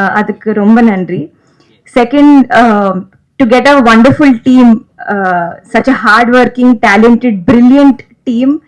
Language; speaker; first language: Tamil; non-native, local second language; Malayalam